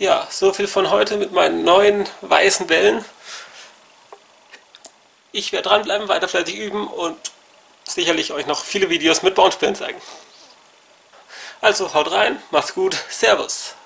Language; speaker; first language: German; native; German